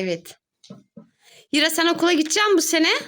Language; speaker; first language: Turkish; native; Turkish